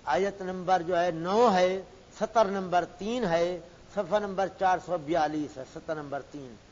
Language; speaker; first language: Urdu; non-native, local second language; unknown